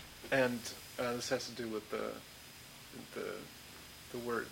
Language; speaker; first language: English; native; English